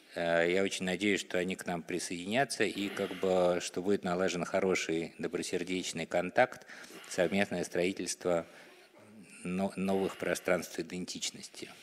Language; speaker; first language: Russian; native; Russian